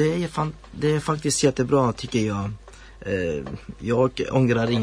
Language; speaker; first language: Swedish; non-native, learner; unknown